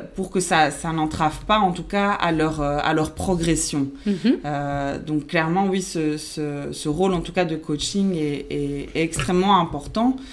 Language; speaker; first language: French; non-native, fluent; Spanish